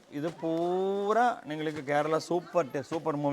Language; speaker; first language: Malayalam; non-native, local second language; Tamil